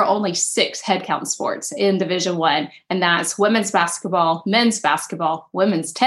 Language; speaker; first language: English; native; English